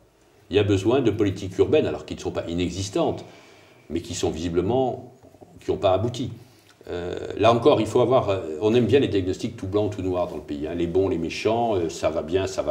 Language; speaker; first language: French; native; French